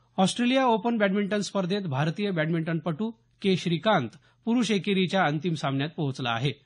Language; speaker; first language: Marathi; native; Marathi